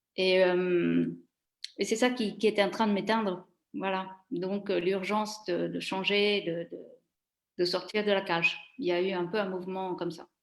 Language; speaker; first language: French; non-native, fluent; Italian